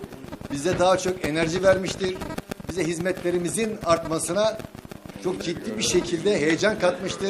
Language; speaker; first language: Turkish; native; Turkish